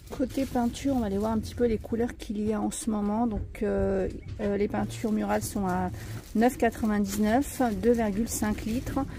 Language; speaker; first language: French; native; French